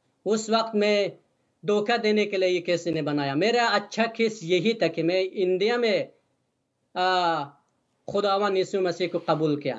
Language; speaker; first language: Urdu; non-native, learner; Persian